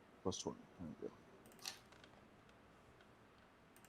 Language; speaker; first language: English; native; English